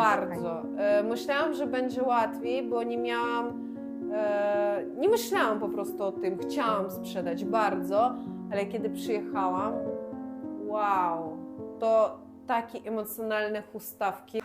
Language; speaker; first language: Polish; non-native, fluent; Russian